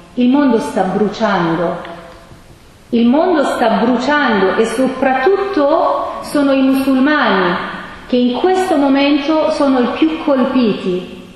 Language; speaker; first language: Italian; non-native, fluent; Persian